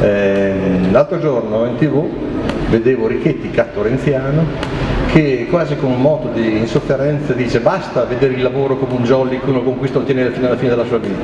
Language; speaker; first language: Italian; native; Italian